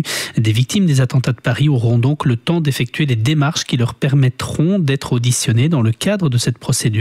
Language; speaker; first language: French; native; French